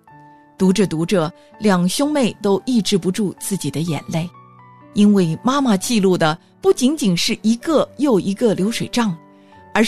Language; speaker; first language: Chinese; native; Chinese